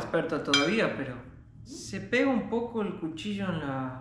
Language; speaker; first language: Spanish; native; Spanish